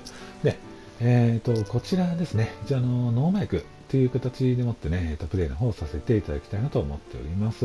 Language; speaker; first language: Japanese; native; Japanese